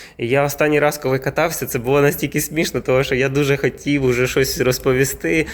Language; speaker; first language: Ukrainian; native; Ukrainian